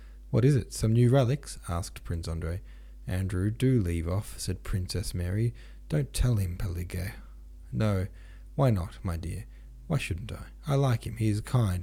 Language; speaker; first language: English; native; English